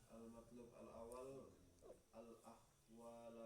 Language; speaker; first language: Arabic; non-native, learner; Indonesian